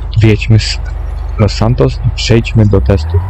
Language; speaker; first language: Polish; native; Polish